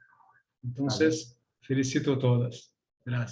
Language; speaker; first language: Spanish; non-native, learner; Portuguese